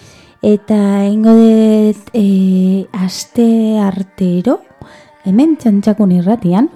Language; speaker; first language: Basque; non-native, learner; Spanish